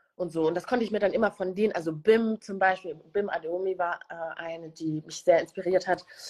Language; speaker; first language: German; early bilingual, other home language; Kinyarwanda